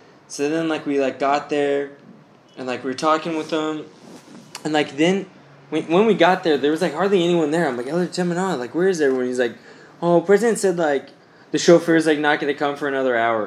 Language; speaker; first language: English; native; English